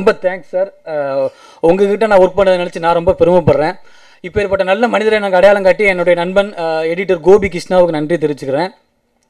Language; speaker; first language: Tamil; native; Tamil